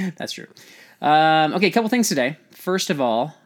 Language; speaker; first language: English; native; English